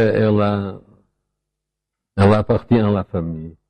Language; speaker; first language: French; non-native, fluent; Portuguese